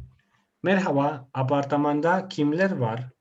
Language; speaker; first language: Turkish; non-native, fluent; Spanish